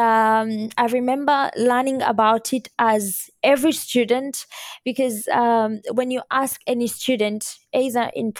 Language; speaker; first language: English; non-native, local second language; Ganda